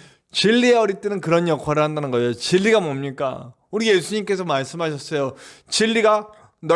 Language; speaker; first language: Korean; native; Korean